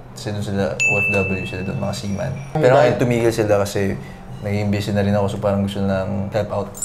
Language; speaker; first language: Filipino; native; Filipino